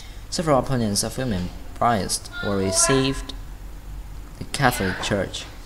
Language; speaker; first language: English; non-native, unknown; Vietnamese